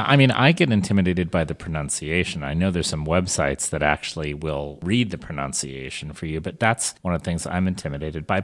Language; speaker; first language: English; native; English